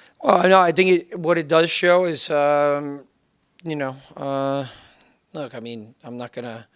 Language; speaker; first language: English; native; English